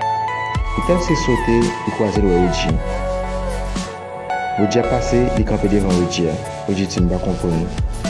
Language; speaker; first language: French; non-native, learner; Haitian Creole